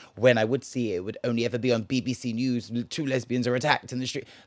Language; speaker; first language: English; native; English